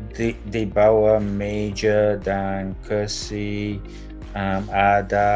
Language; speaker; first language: Indonesian; non-native, learner; English